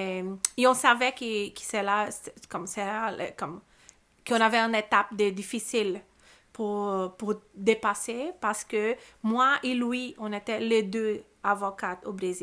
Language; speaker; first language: French; non-native, learner; Portuguese